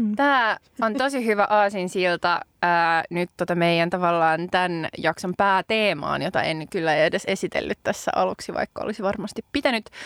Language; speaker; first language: Finnish; non-native, local second language; Swedish